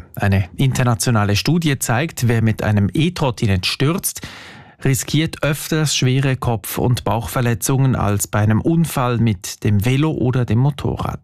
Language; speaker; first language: German; native; German